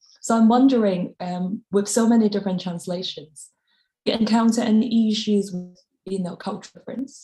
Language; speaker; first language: English; non-native, local second language; Cantonese